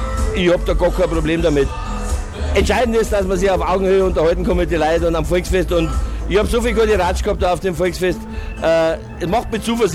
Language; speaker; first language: German; native; German